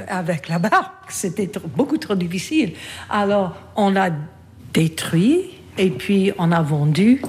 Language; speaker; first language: French; non-native, fluent; English